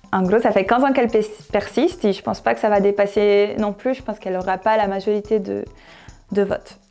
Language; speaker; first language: French; non-native, fluent; Portuguese